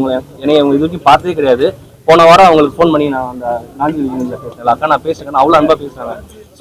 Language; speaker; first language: Tamil; native; Tamil